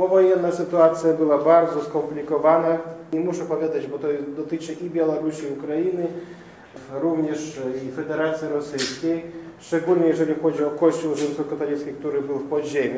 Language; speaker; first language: Polish; non-native, fluent; Russian